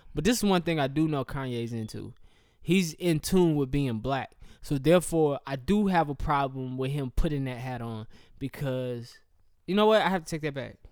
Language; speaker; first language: English; native; English